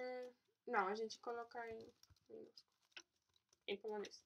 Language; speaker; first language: Portuguese; non-native, fluent; Polish